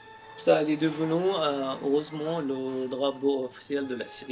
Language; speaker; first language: French; non-native, fluent; Arabic